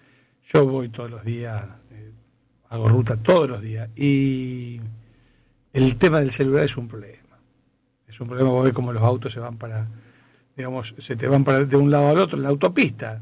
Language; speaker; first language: Spanish; native; Spanish